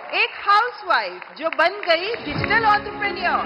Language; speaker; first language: Hindi; native; Hindi